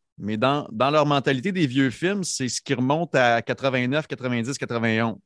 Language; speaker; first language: French; native; French